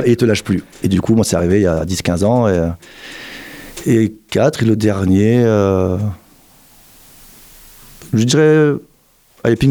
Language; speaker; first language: French; native; French